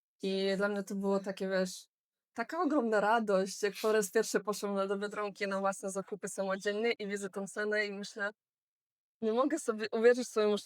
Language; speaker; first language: Polish; non-native, fluent; Belarusian